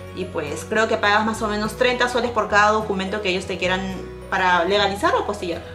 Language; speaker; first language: Spanish; native; Spanish